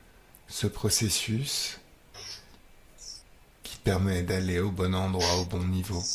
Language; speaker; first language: French; native; French